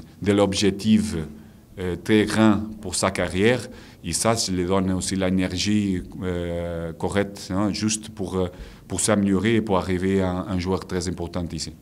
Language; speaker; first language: French; non-native, fluent; Portuguese